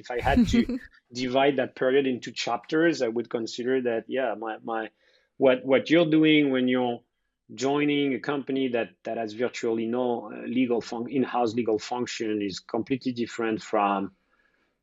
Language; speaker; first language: English; non-native, fluent; French